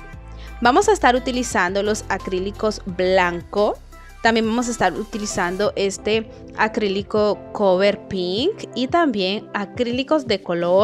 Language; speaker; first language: Spanish; native; Spanish